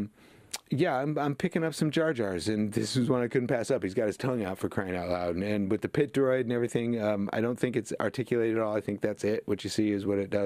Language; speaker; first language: English; native; English